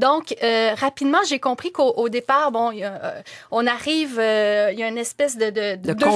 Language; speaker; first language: French; native; French